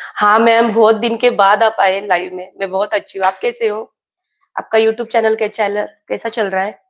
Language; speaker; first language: Hindi; non-native, local second language; Marathi